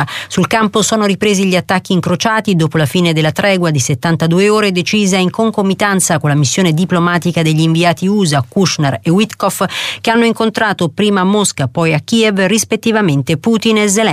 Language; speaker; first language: Italian; native; Italian